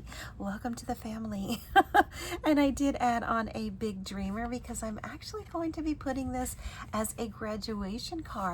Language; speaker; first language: English; native; English